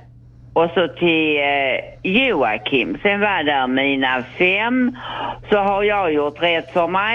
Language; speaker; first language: Swedish; native; Swedish